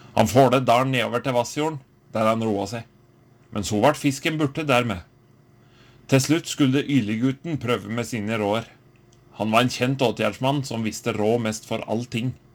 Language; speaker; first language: Norwegian; native; Norwegian